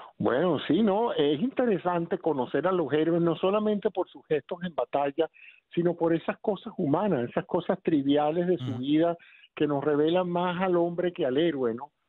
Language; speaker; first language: Spanish; native; Spanish